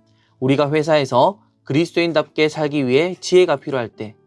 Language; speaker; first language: Korean; native; Korean